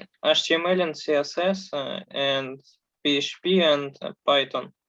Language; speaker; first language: English; non-native, learner; Ukrainian